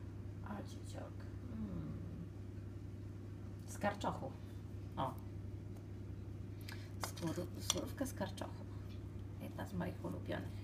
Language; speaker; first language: Polish; non-native, fluent; Italian